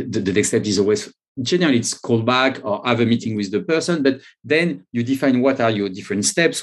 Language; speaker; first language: English; non-native, fluent; French